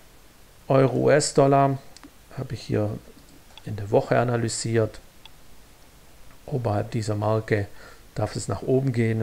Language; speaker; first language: German; native; German